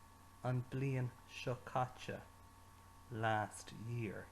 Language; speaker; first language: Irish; non-native, local second language; English